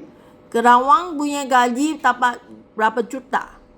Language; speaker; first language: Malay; non-native, local second language; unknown